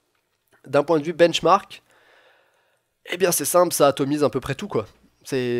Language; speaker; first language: French; native; French